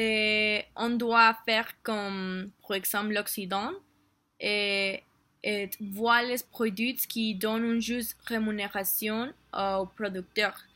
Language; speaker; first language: French; non-native, learner; Spanish